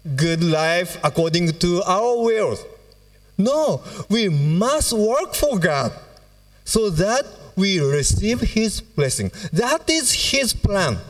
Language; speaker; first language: English; non-native, fluent; Japanese